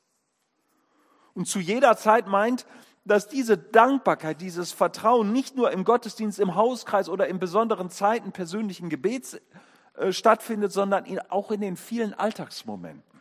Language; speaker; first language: German; native; German